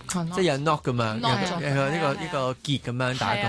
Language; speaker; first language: Cantonese; native; Cantonese